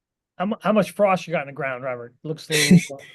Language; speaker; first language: English; native; English